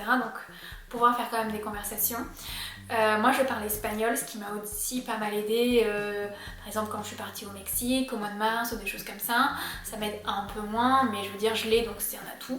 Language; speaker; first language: French; native; French